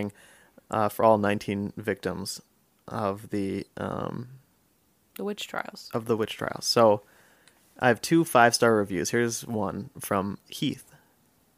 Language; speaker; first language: English; native; English